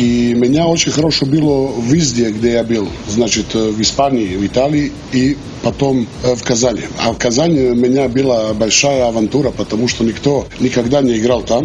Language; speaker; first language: Russian; non-native, learner; Serbian